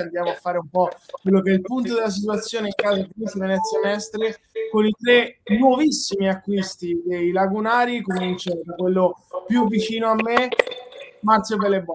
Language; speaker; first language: Italian; native; Italian